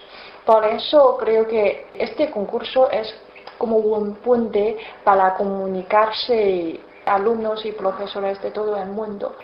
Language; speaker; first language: Spanish; non-native, learner; Chinese